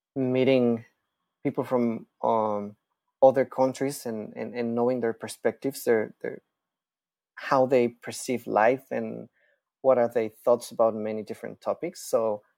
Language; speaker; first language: English; non-native, fluent; Spanish